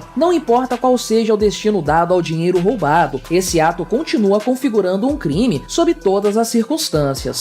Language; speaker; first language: Portuguese; native; Portuguese